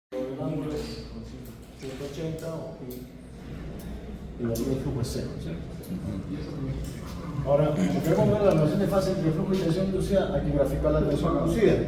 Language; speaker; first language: Spanish; native; Spanish